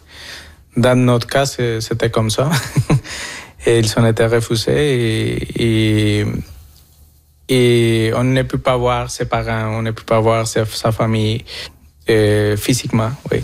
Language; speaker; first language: French; non-native, fluent; Spanish